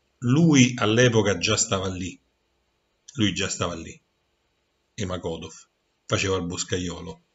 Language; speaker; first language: Italian; native; Italian